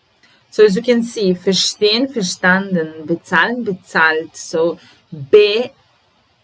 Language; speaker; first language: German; non-native, fluent; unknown